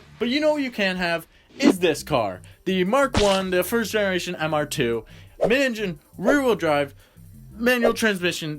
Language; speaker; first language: English; native; English